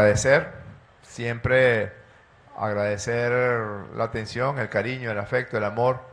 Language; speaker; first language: Spanish; native; Spanish